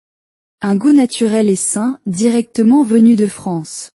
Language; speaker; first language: French; non-native, learner; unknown